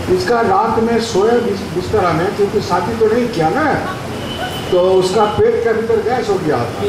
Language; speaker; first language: Hindi; non-native, local second language; Bangla